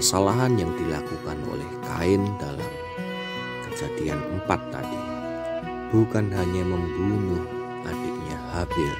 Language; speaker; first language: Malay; non-native, local second language; Javanese